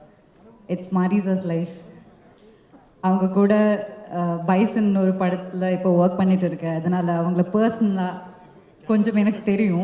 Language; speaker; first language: Tamil; non-native, learner; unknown